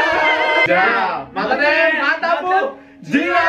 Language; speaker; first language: Japanese; non-native, fluent; Indonesian